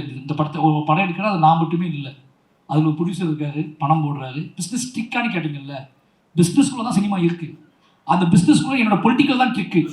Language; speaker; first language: Tamil; native; Tamil